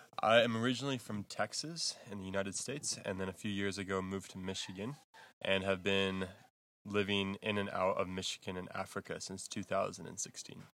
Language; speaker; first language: English; native; English